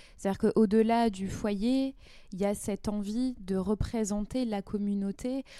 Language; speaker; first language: French; native; French